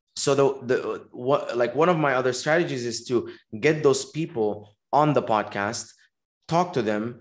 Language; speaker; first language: English; non-native, fluent; Arabic